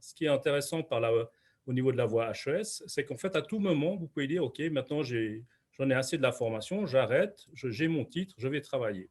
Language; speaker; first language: French; native; French